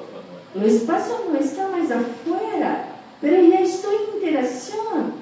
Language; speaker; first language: Spanish; non-native, fluent; Portuguese